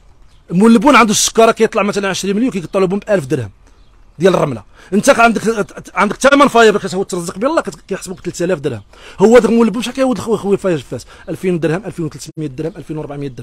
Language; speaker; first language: Arabic; native; Arabic